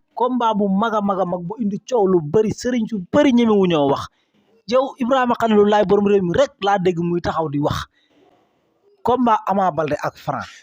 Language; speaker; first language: Wolof; native; Wolof